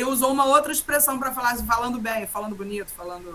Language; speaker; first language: Portuguese; native; Portuguese